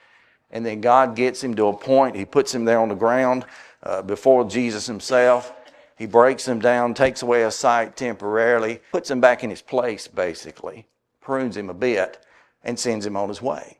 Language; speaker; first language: English; native; English